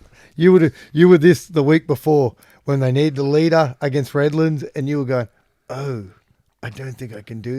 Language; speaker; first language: English; native; English